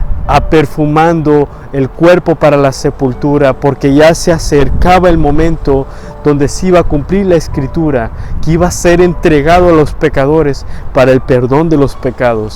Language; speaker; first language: Spanish; native; Spanish